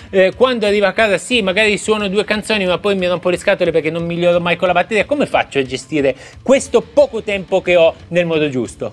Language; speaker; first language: Italian; native; Italian